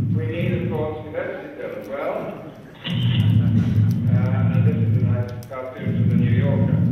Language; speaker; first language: English; native; English